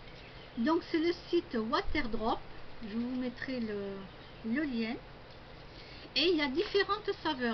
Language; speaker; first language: French; native; French